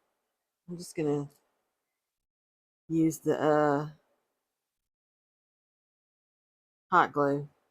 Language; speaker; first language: English; native; English